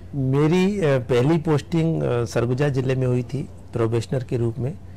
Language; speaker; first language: Hindi; native; Hindi